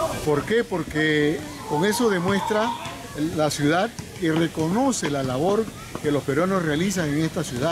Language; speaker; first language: Spanish; native; Spanish